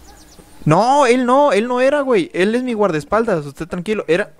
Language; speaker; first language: Spanish; native; Spanish